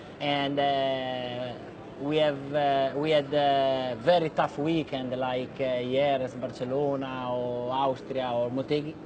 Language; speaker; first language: English; non-native, learner; Italian